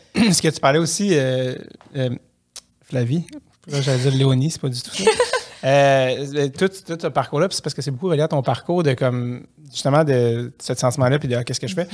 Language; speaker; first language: French; native; French